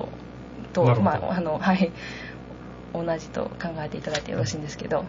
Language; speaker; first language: Japanese; native; Japanese